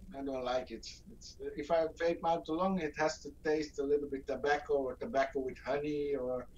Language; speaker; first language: English; non-native, fluent; Dutch